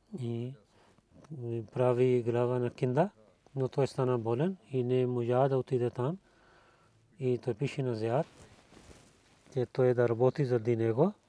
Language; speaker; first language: Bulgarian; non-native, learner; Urdu